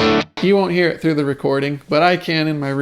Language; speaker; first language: English; native; English